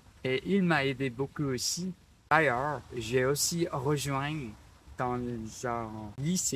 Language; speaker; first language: French; non-native, learner; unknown